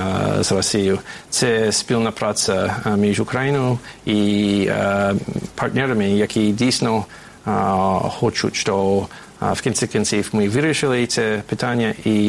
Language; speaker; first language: Ukrainian; non-native, fluent; English